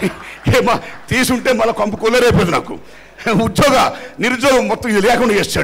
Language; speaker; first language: Telugu; native; Telugu